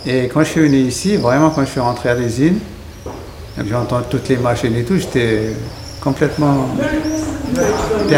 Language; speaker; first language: French; non-native, local second language; Arabic